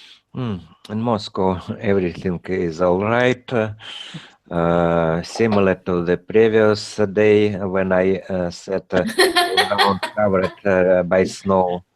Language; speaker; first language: English; non-native, learner; Russian